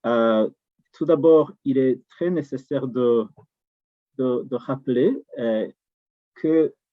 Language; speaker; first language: French; non-native, local second language; Rundi